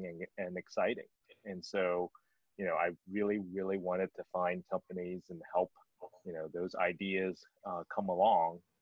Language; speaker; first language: English; non-native, local second language; Cantonese